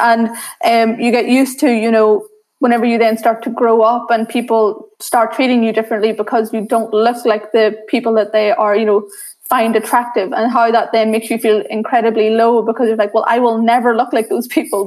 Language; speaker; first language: English; native; English